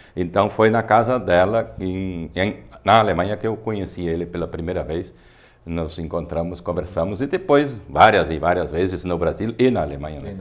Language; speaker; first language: Portuguese; non-native, local second language; German